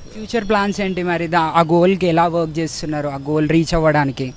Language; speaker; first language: Telugu; native; Telugu